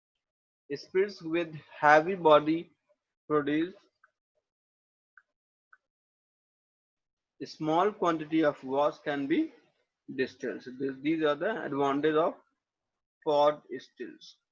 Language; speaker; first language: English; non-native, local second language; Hindi